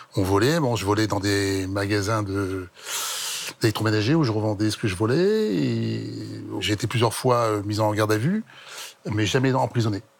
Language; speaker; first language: French; native; French